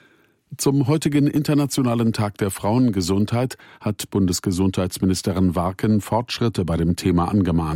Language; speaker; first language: German; native; German